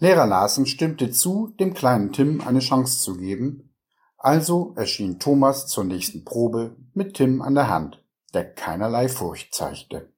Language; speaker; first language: German; native; German